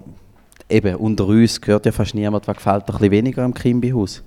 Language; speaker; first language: German; native; German